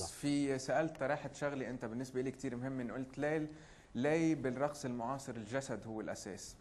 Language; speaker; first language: Arabic; native; Arabic